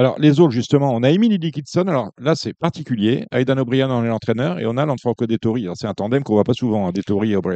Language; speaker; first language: French; native; French